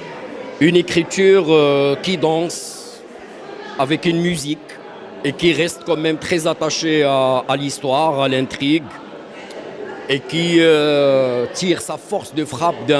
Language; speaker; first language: French; non-native, local second language; Arabic